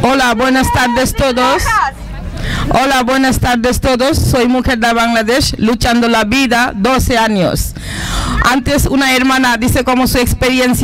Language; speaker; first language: Spanish; non-native, learner; Bangla